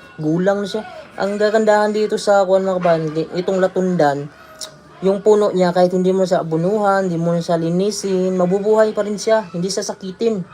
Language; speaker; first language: Filipino; non-native, local second language; Cebuano